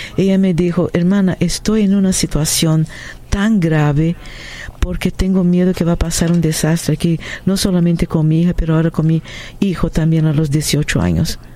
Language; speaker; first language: Spanish; non-native, fluent; Portuguese